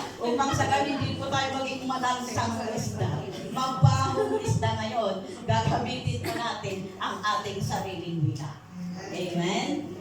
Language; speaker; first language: Filipino; non-native, local second language; Iloko